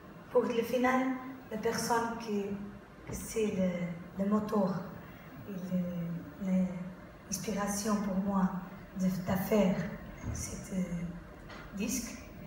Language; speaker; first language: French; non-native, learner; Portuguese